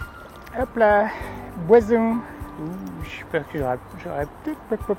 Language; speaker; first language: French; native; French